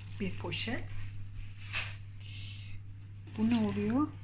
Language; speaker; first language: Turkish; early bilingual, heritage; Turkish